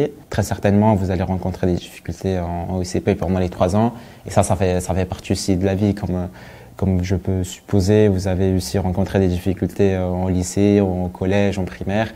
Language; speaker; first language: French; native; French